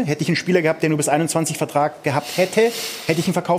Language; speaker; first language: German; native; German